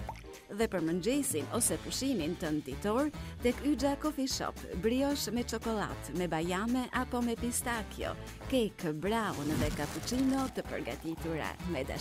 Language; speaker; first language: Albanian; native; Albanian